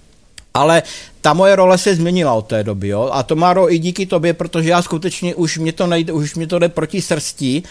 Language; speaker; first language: Czech; native; Czech